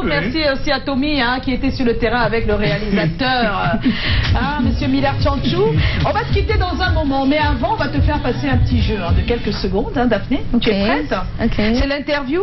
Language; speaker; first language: French; native; French